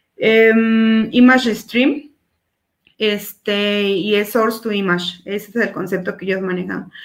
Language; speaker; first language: Spanish; native; Spanish